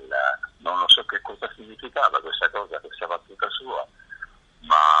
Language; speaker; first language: Italian; non-native, fluent; Japanese